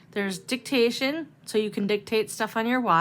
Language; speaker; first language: English; native; English